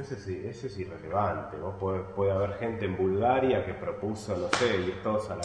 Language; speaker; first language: Spanish; native; Spanish